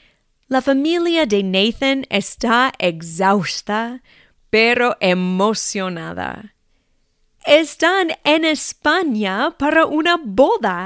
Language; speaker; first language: Spanish; non-native, fluent; English